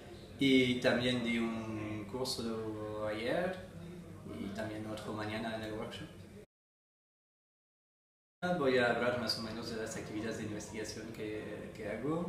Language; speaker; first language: Spanish; non-native, fluent; French